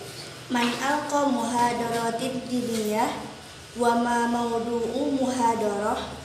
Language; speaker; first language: Arabic; non-native, learner; Indonesian